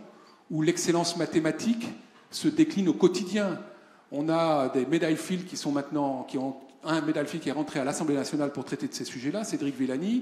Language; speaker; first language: French; native; French